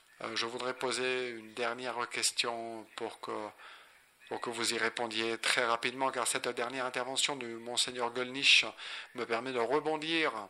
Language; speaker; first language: French; non-native, fluent; Spanish